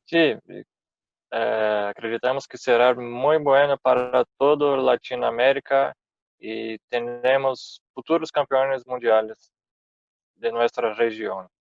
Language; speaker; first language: Spanish; non-native, fluent; Portuguese